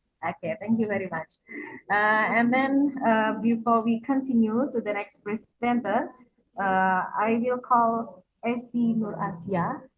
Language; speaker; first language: English; non-native, fluent; Indonesian